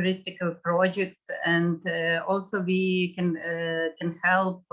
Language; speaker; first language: English; non-native, fluent; Ukrainian